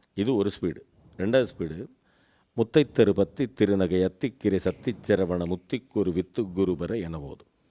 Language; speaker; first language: Tamil; native; Tamil